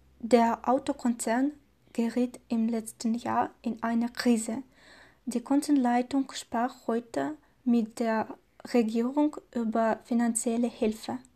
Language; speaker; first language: German; non-native, learner; Chinese